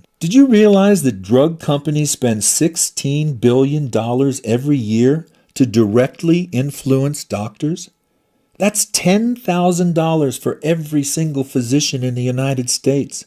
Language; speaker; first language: English; native; English